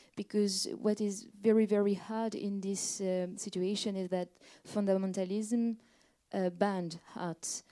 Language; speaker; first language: English; non-native, fluent; French